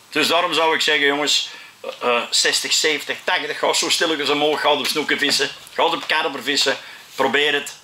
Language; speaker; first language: Dutch; native; Dutch